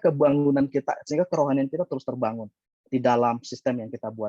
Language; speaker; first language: Indonesian; native; Indonesian